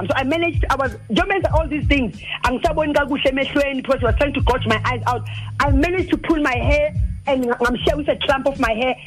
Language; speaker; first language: English; non-native, local second language; Xhosa